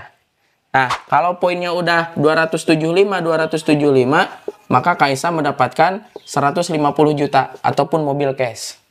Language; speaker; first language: Indonesian; native; Indonesian